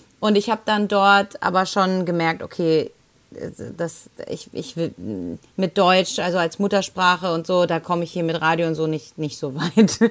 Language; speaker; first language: German; early bilingual, other home language; Spanish